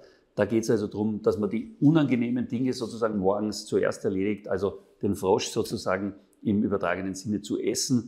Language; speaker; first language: German; native; German